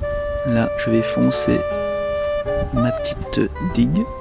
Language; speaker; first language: French; native; French